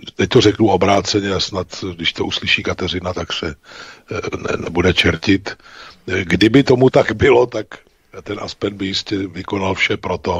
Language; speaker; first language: Czech; native; Czech